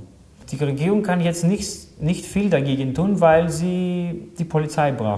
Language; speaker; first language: German; non-native, fluent; Greek